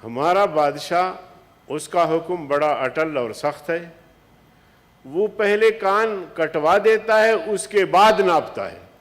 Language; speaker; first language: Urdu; non-native, local second language; Brahui